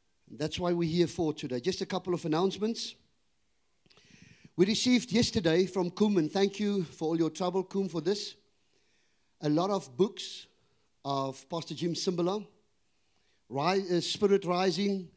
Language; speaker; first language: English; non-native, local second language; Afrikaans